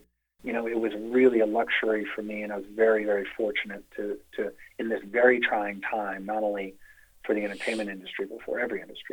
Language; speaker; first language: English; native; English